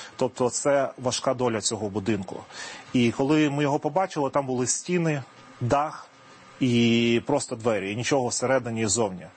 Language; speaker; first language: Ukrainian; native; Ukrainian